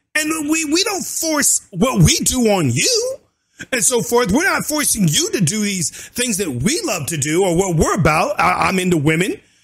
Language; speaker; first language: English; native; English